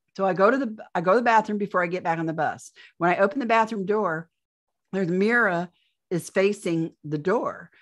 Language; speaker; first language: English; native; English